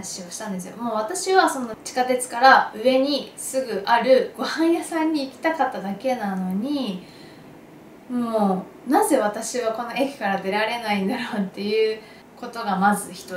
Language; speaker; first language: Japanese; native; Japanese